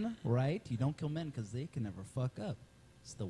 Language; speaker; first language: English; native; English